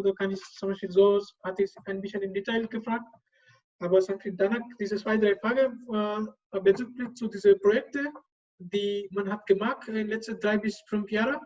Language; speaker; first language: German; non-native, learner; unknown